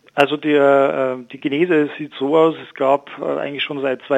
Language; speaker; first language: German; native; German